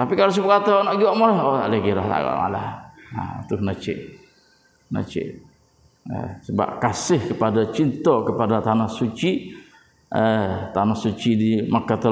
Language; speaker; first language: Malay; native; Malay